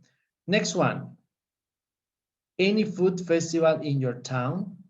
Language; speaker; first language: English; non-native, fluent; Spanish